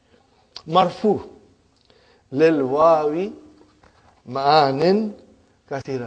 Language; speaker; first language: Arabic; non-native, fluent; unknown